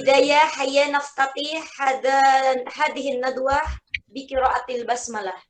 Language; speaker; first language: Arabic; non-native, fluent; Indonesian